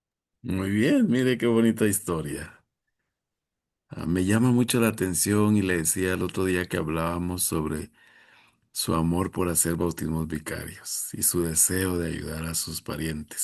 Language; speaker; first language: Spanish; native; Spanish